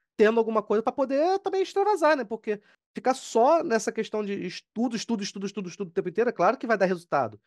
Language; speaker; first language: Portuguese; native; Portuguese